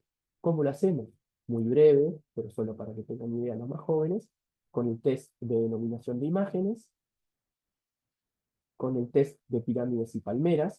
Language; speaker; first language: Spanish; native; Spanish